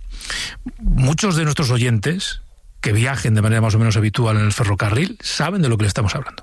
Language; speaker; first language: Spanish; native; Spanish